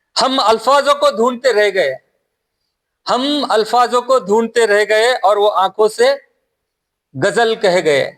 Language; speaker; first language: Hindi; non-native, local second language; Marathi